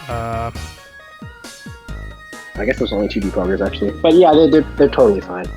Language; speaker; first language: English; native; English